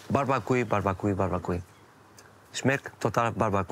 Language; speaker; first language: German; non-native, learner; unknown